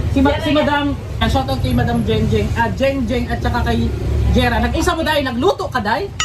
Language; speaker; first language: Filipino; native; Filipino